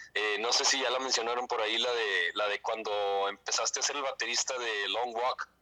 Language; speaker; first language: Spanish; native; Spanish